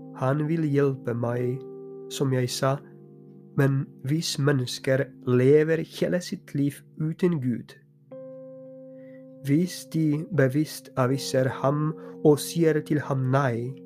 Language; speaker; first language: Norwegian; non-native, fluent; Polish